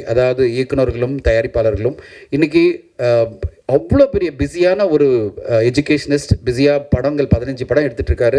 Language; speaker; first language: Tamil; native; Tamil